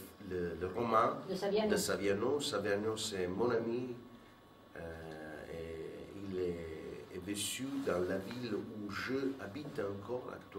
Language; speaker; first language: French; non-native, fluent; Italian